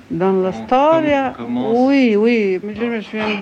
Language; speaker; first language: French; non-native, fluent; Italian